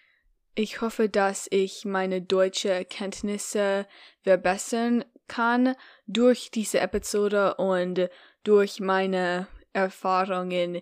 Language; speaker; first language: German; non-native, learner; English